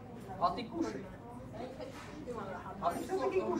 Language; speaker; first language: Russian; native; Russian